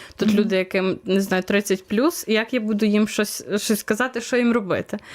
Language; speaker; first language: Ukrainian; native; Ukrainian